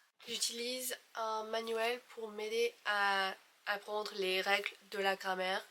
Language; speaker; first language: French; non-native, fluent; English